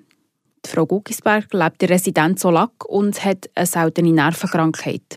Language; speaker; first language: German; native; German